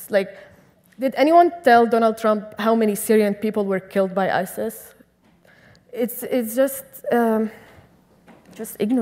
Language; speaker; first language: English; non-native, fluent; Arabic